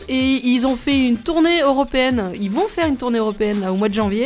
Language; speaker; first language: French; native; French